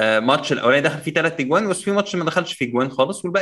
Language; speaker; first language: Arabic; native; Arabic